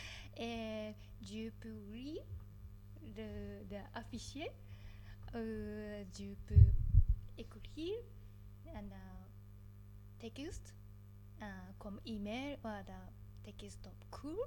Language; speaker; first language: French; non-native, learner; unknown